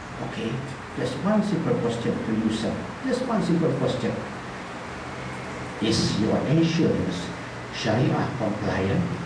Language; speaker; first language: English; non-native, local second language; Malay